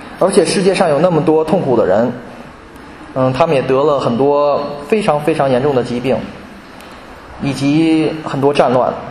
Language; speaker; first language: Chinese; native; Chinese